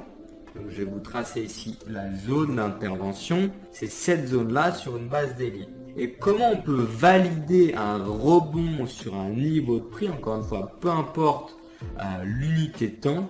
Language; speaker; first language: French; native; French